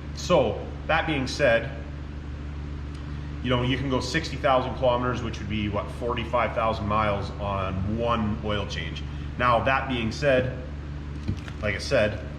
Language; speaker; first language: English; native; English